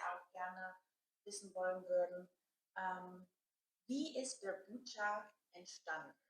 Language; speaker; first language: German; native; German